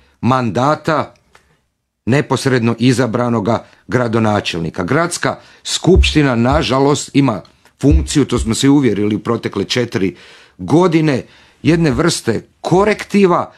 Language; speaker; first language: Croatian; native; Croatian